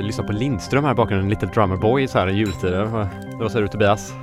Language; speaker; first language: Swedish; native; Swedish